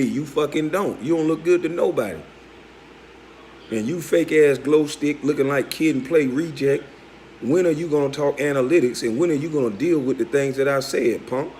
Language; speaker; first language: English; native; English